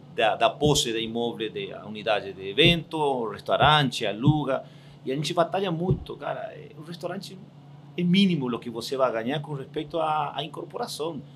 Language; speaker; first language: Portuguese; non-native, fluent; Spanish